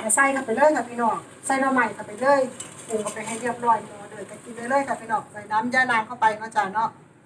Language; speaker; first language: Thai; native; Thai